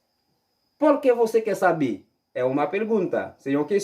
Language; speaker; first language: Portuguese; non-native, fluent; Haitian Creole